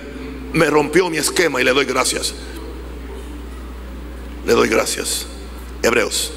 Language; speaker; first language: Spanish; native; Spanish